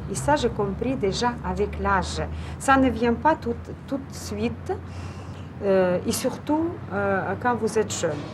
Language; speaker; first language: French; non-native, fluent; Russian